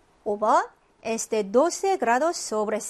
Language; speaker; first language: Spanish; non-native, fluent; Korean